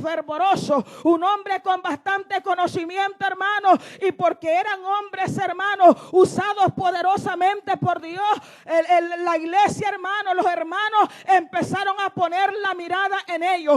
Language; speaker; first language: Spanish; native; Spanish